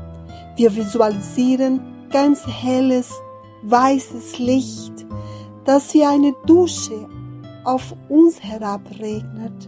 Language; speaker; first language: German; non-native, fluent; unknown